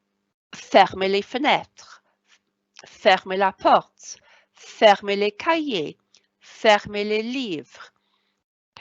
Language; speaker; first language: French; non-native, fluent; Welsh